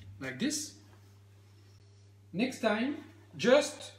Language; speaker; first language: English; non-native, learner; French